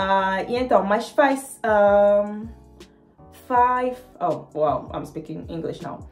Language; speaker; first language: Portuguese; non-native, learner; French